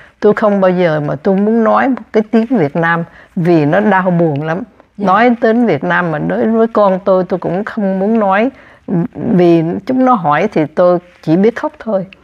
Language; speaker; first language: Vietnamese; native; Vietnamese